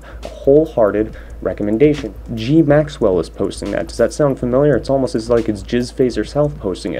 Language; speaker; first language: English; native; English